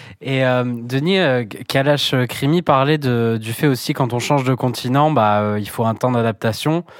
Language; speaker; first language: French; native; French